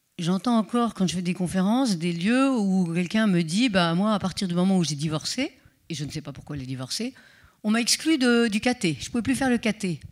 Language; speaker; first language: French; native; French